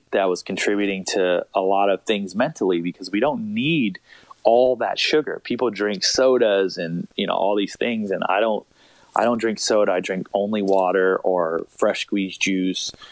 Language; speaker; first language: English; native; English